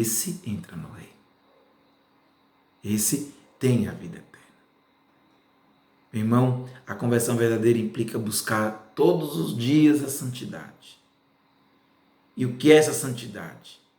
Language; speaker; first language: Portuguese; native; Portuguese